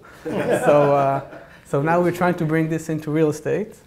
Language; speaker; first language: English; non-native, fluent; Hebrew